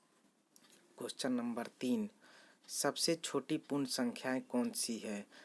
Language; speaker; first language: Hindi; native; Hindi